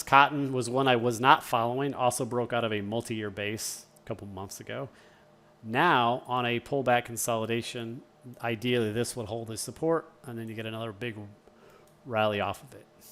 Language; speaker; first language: English; native; English